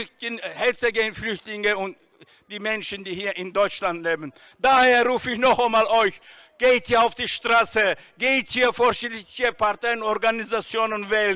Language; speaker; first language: German; non-native, fluent; Turkish